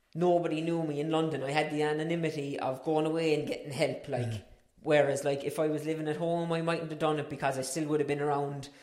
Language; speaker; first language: English; native; English